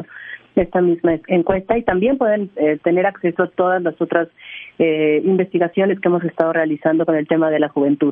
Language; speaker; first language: Spanish; native; Spanish